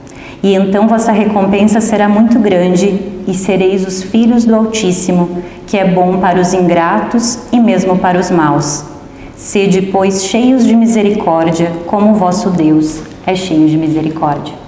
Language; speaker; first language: Portuguese; native; Portuguese